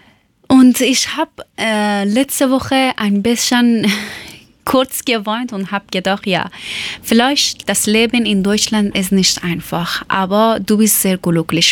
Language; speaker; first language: German; non-native, learner; Persian